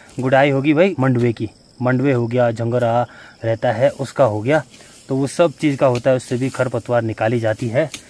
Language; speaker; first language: Hindi; non-native, local second language; Garhwali